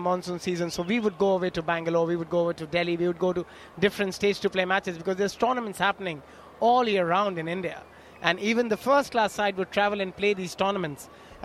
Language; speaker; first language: English; non-native, local second language; Bangla